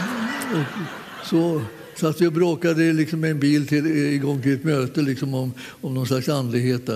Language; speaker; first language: Swedish; native; Swedish